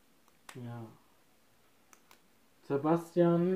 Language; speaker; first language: German; non-native, learner; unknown